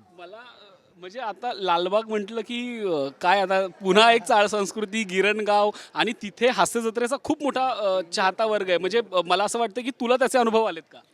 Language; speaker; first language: Marathi; native; Marathi